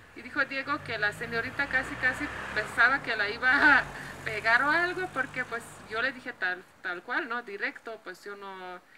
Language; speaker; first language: Spanish; non-native, fluent; Slovenian